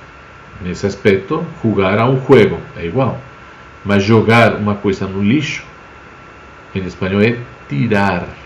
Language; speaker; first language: Portuguese; non-native, fluent; Spanish